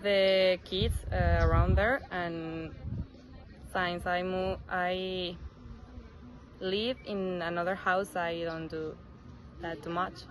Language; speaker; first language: English; non-native, fluent; Spanish